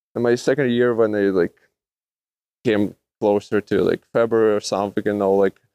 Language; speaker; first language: English; non-native, learner; Russian